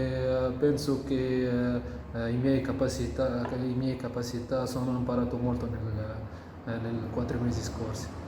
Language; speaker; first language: Italian; non-native, learner; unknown